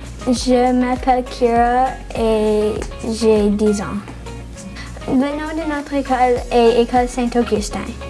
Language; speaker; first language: French; non-native, local second language; English